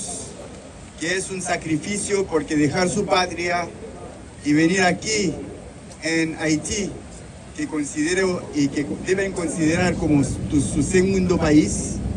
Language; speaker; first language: Spanish; non-native, fluent; Haitian Creole